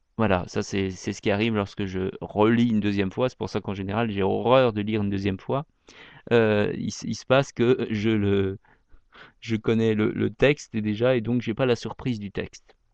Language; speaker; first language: French; native; French